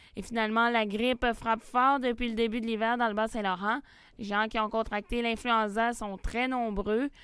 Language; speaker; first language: French; native; French